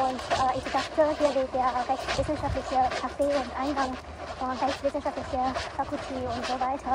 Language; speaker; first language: German; non-native, learner; Chinese